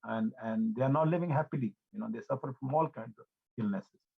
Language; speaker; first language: English; non-native, local second language; Punjabi